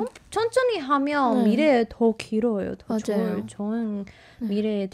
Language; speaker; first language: Korean; non-native, fluent; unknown